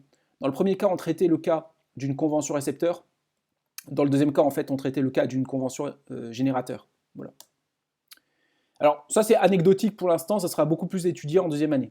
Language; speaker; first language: French; native; French